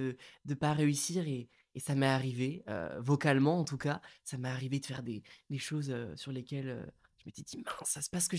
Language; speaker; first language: French; native; French